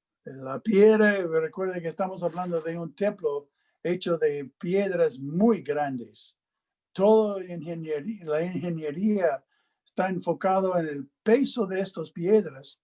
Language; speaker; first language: Spanish; non-native, fluent; English